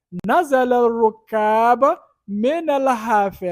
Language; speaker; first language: Arabic; non-native, fluent; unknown